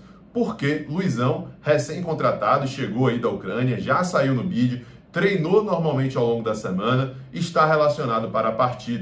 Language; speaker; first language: Portuguese; native; Portuguese